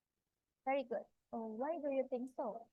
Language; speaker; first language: English; non-native, fluent; Indonesian